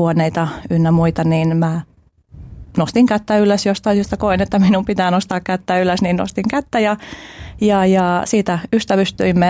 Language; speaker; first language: Finnish; early bilingual, other home language; Albanian